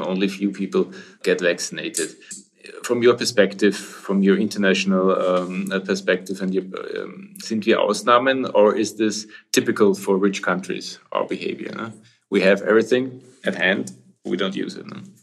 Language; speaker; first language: English; non-native, fluent; German